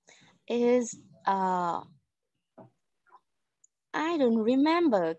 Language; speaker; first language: English; non-native, learner; Vietnamese